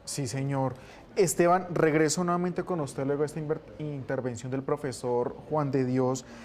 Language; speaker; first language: Spanish; native; Spanish